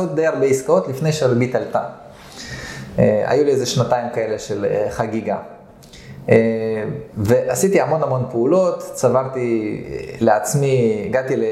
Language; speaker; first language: Hebrew; early bilingual, other home language; Russian